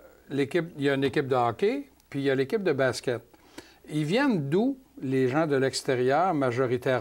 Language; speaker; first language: French; native; French